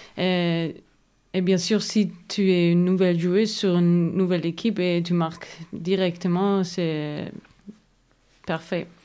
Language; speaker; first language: French; non-native, learner; German